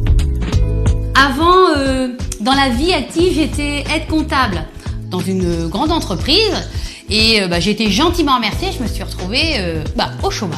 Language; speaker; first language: French; native; French